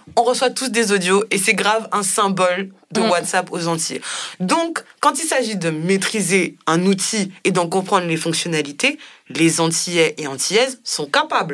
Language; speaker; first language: French; native; French